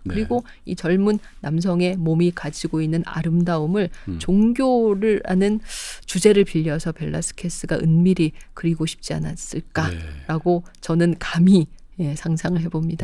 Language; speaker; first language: Korean; native; Korean